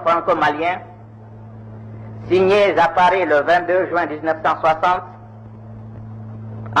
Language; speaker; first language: French; non-native, local second language; Bambara